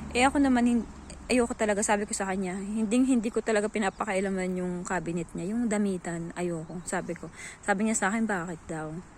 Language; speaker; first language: Filipino; native; Filipino